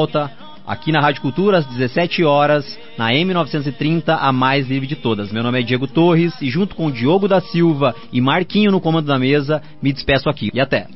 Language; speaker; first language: Portuguese; native; Portuguese